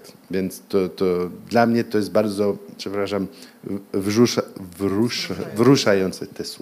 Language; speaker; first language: Polish; early bilingual, heritage; Polish